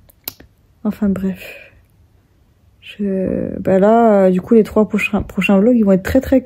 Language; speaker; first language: French; native; French